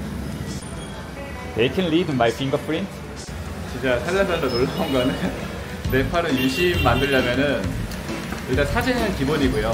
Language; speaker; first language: Korean; native; Korean